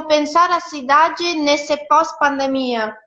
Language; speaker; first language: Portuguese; non-native, fluent; Italian